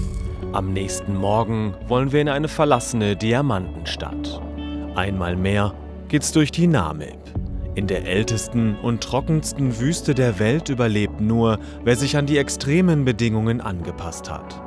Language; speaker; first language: German; native; German